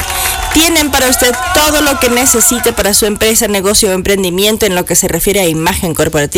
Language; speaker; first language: Spanish; native; Spanish